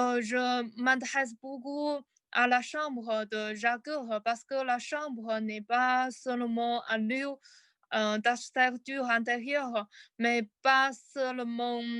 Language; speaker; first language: French; non-native, learner; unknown